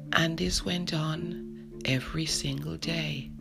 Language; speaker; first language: English; native; English